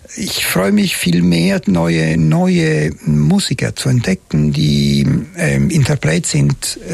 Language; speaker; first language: German; non-native, local second language; Italian